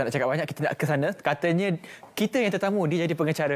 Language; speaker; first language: Malay; native; Malay